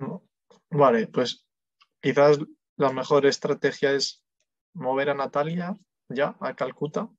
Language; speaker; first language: Spanish; non-native, fluent; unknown